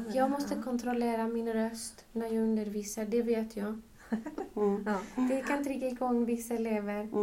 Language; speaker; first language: Swedish; non-native, fluent; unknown